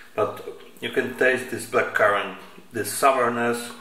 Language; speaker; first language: English; non-native, fluent; Polish